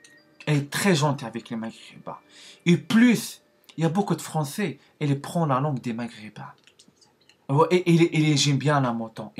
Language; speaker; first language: French; non-native, learner; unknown